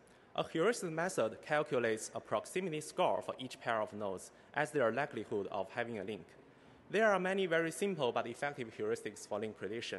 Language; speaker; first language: English; non-native, fluent; Chinese